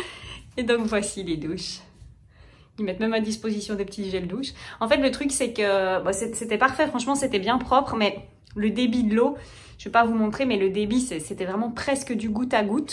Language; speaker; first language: French; native; French